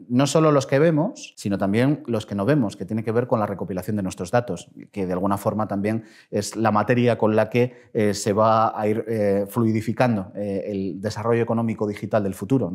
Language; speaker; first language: Spanish; native; Spanish